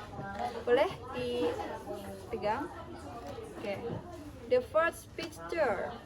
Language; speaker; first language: English; non-native, learner; Indonesian